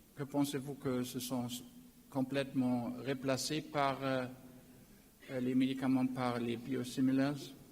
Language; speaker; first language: French; non-native, learner; German